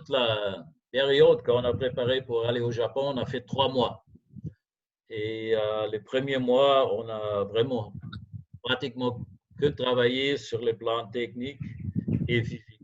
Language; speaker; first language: French; non-native, fluent; German